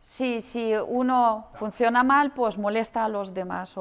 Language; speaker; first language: Spanish; non-native, learner; Russian